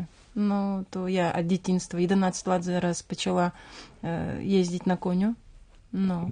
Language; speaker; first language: Polish; non-native, learner; Ukrainian